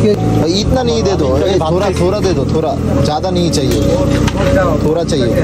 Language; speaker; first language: Hindi; non-native, learner; Bangla